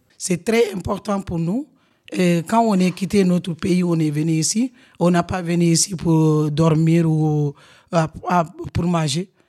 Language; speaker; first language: French; non-native, local second language; Wolof